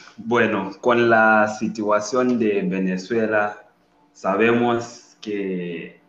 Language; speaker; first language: Spanish; non-native, learner; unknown